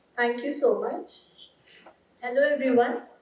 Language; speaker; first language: English; non-native, local second language; Hindi